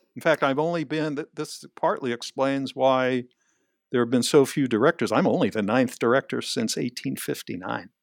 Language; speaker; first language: English; native; English